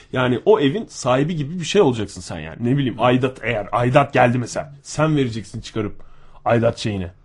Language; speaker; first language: Turkish; native; Turkish